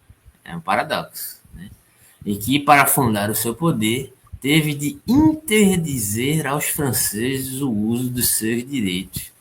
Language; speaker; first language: Portuguese; native; Portuguese